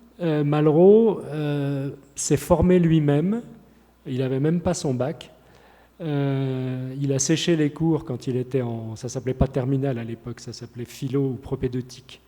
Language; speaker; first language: French; native; French